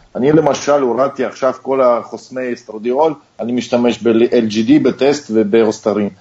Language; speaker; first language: Hebrew; non-native, fluent; Russian